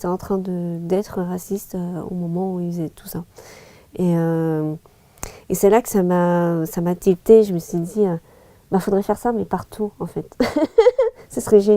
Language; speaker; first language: French; early bilingual, other home language; Chinese